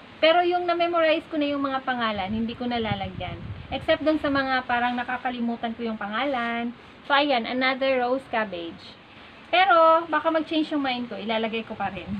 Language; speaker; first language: Filipino; non-native, local second language; Cebuano